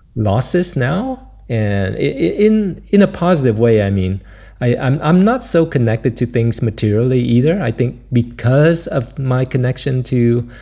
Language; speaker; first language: English; native; English